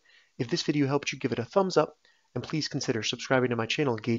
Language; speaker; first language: English; native; English